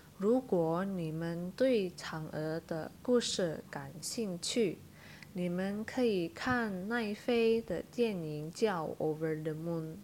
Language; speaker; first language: Chinese; non-native, fluent; Indonesian